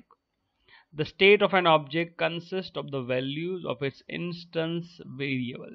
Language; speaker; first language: English; non-native, local second language; Gujarati